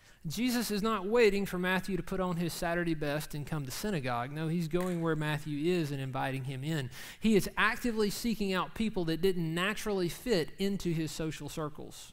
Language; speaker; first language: English; native; English